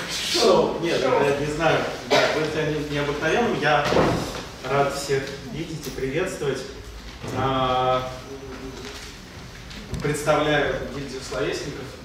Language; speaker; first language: Russian; native; Russian